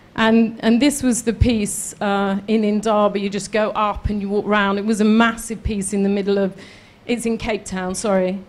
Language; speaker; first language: English; native; English